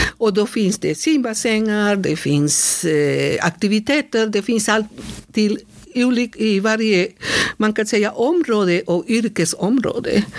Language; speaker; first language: Swedish; non-native, fluent; Spanish